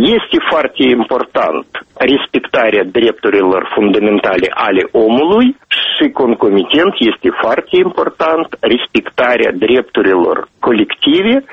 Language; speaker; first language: Romanian; non-native, local second language; Russian